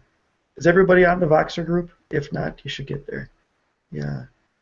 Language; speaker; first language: English; native; English